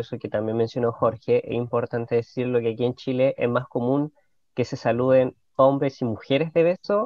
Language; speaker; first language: Spanish; native; Spanish